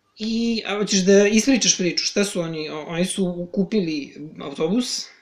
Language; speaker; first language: Serbian; native; Serbian